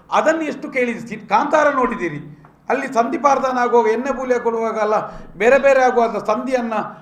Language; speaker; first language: Kannada; non-native, local second language; Tulu